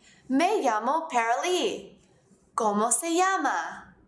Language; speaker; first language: Spanish; non-native, fluent; English